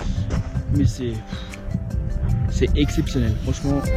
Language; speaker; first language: French; native; French